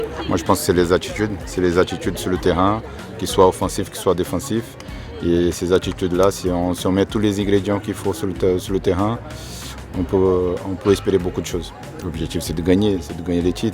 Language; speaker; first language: French; native; French